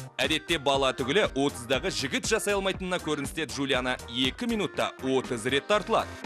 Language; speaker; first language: Kazakh; native; Kazakh